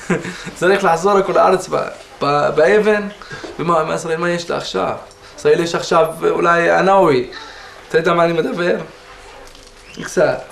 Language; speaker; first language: Hebrew; non-native, local second language; Arabic